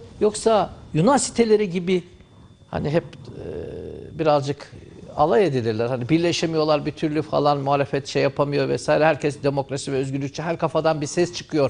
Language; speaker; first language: Turkish; native; Turkish